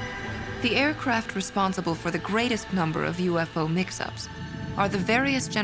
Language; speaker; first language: English; native; English